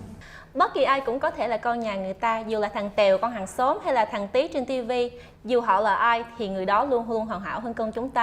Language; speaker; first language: Vietnamese; native; Vietnamese